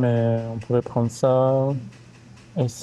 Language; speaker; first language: French; native; French